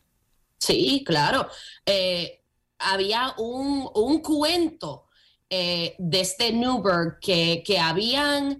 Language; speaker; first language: Spanish; early bilingual, heritage; Spanish